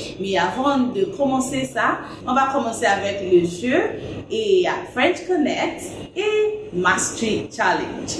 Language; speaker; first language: French; non-native, fluent; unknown